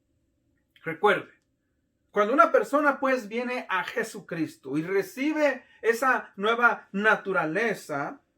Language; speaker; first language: Spanish; native; Spanish